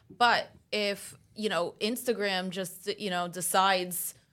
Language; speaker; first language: English; early bilingual, other home language; Italian